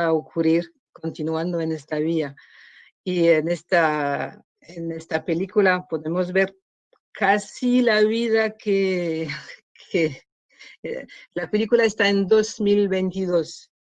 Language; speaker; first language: Spanish; non-native, learner; French